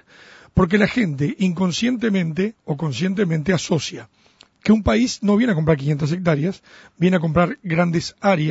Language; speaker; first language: Spanish; native; Spanish